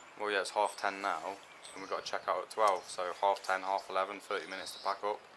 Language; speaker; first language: English; native; English